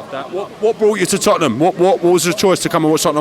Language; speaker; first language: English; native; English